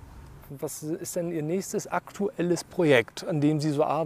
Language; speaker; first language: German; non-native, learner; Kurdish